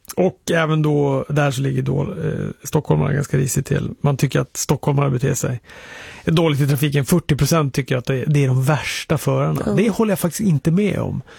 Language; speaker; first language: Swedish; native; Swedish